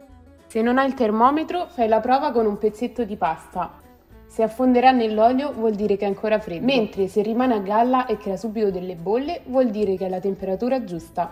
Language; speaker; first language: Italian; native; Italian